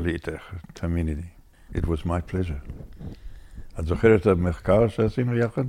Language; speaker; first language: Hebrew; non-native, fluent; English